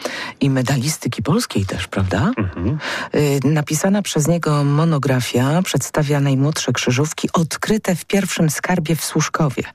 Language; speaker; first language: Polish; native; Polish